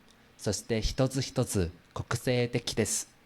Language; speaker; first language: Japanese; non-native, learner; Chinese